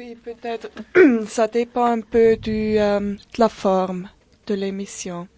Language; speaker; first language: French; non-native, local second language; German